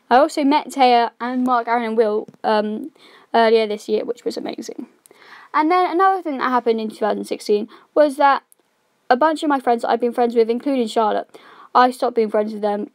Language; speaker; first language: English; native; English